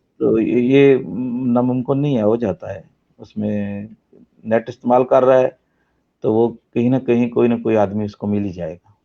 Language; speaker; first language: Urdu; non-native, local second language; Punjabi